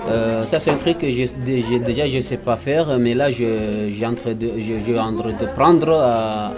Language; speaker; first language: French; non-native, learner; Comorian